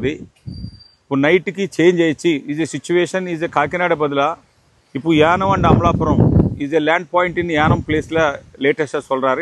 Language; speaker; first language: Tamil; non-native, local second language; Telugu